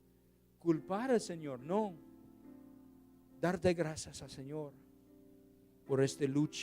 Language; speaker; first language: Spanish; non-native, learner; English